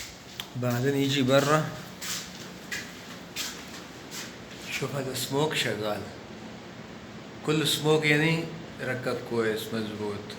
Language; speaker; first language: Arabic; non-native, learner; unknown